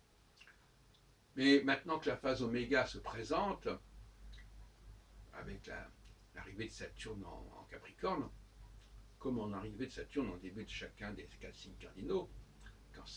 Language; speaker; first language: French; native; French